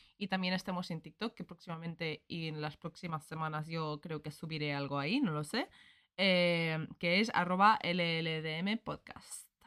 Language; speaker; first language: Spanish; early bilingual, other home language; English